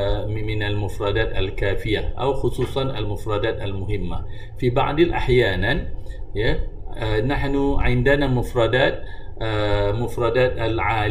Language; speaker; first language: Arabic; non-native, fluent; Malay